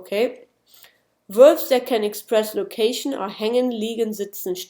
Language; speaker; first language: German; non-native, fluent; English